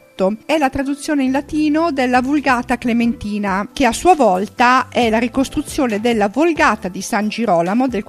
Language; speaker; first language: Italian; native; Italian